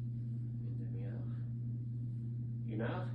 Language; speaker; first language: French; native; French